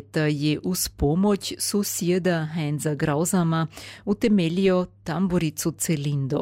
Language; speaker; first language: Serbian; native; Serbian